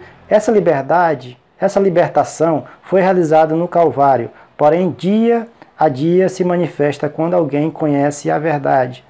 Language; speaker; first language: Portuguese; native; Portuguese